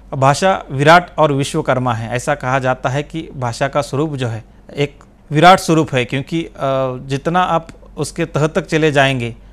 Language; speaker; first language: Hindi; non-native, local second language; Marathi